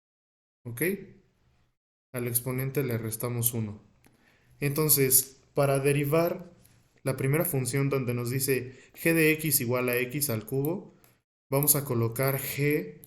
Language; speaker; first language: Spanish; native; Spanish